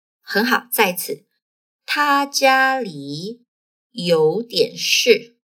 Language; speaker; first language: Chinese; non-native, fluent; Portuguese